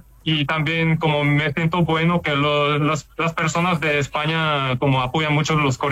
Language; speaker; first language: Spanish; non-native, fluent; Korean